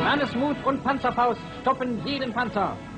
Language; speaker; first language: German; native; German